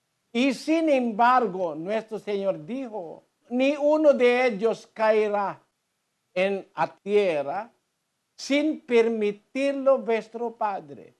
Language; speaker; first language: Spanish; non-native, learner; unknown